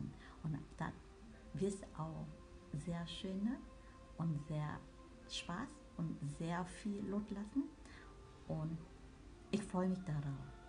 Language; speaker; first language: German; non-native, learner; Vietnamese